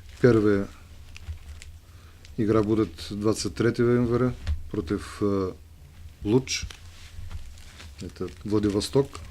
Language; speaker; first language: Russian; non-native, learner; Bulgarian